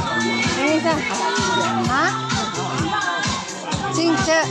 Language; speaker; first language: Chinese; non-native, learner; Indonesian